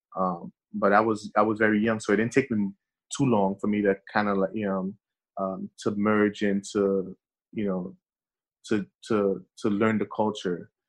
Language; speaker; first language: English; early bilingual, other home language; Haitian Creole